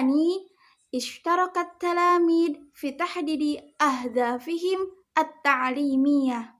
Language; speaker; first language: Arabic; non-native, learner; Indonesian